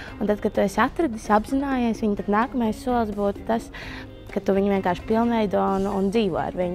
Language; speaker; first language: Latvian; native; Latvian